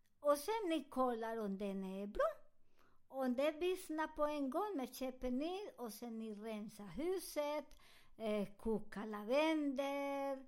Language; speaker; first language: Swedish; non-native, learner; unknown